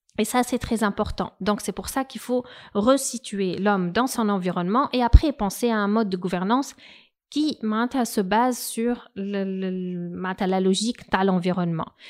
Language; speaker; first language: French; non-native, local second language; Arabic